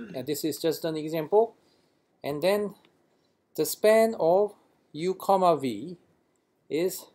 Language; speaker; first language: English; non-native, fluent; Korean